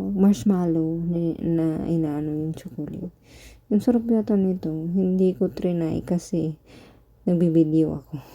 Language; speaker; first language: Filipino; native; Filipino